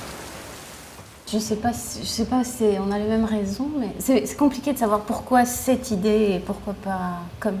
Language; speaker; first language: French; non-native, local second language; Arabic